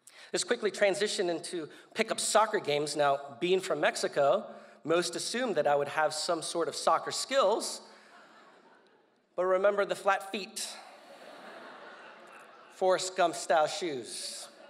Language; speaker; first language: English; early bilingual, other home language; Spanish